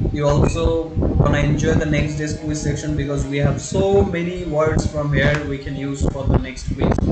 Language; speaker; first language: English; non-native, local second language; Bangla